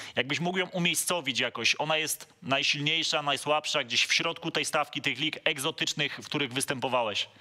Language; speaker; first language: Polish; native; Polish